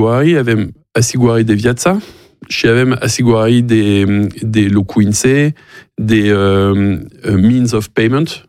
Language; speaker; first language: Romanian; non-native, learner; French